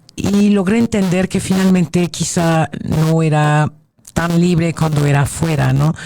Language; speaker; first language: Spanish; non-native, fluent; French